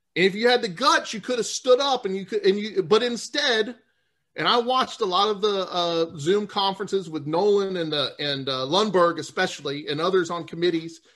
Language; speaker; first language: English; native; English